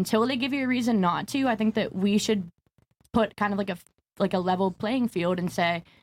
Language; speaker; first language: English; native; English